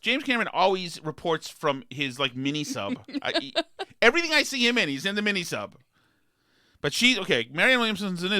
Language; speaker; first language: English; native; English